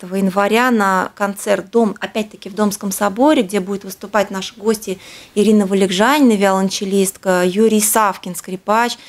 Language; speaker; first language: Russian; native; Russian